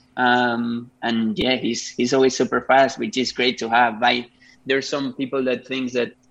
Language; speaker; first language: English; non-native, fluent; Spanish